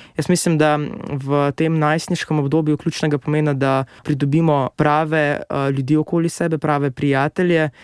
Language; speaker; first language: Slovenian; non-native, fluent; Russian